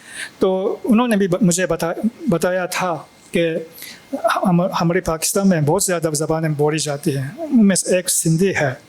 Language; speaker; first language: Hindi; non-native, fluent; Japanese